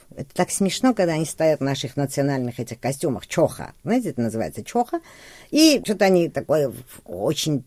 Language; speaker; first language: Russian; non-native, local second language; Georgian